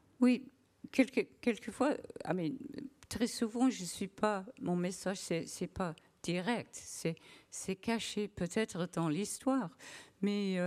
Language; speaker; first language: French; non-native, learner; English